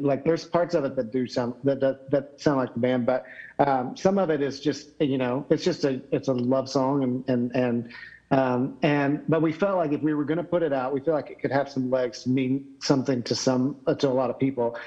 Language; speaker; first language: English; native; English